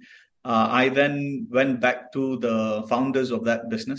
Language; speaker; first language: English; non-native, local second language; Tamil